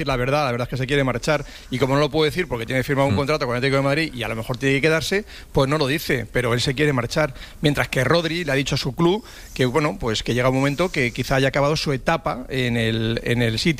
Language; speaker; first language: Spanish; native; Spanish